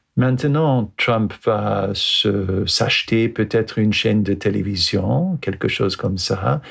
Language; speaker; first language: French; non-native, fluent; English